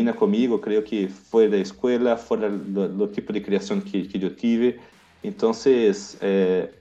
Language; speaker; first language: Spanish; non-native, learner; Portuguese